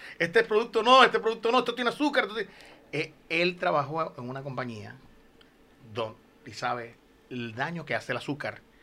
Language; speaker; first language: Spanish; native; Spanish